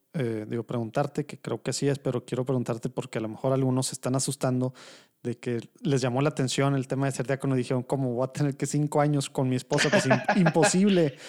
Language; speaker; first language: Spanish; native; Spanish